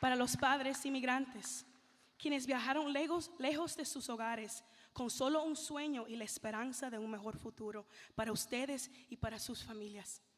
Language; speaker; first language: Spanish; early bilingual, other home language; English